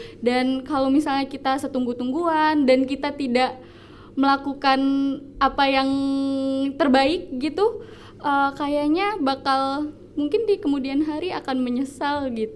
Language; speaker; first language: Indonesian; native; Indonesian